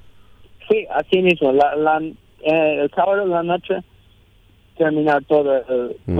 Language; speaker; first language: Spanish; non-native, local second language; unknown